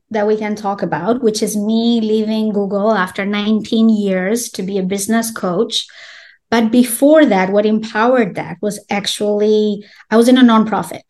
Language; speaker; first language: English; non-native, fluent; Albanian